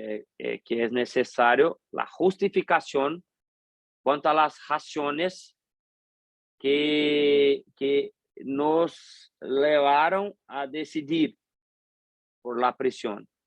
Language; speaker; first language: Spanish; non-native, fluent; Portuguese